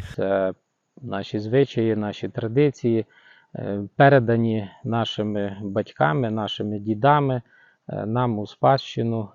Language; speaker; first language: Ukrainian; native; Ukrainian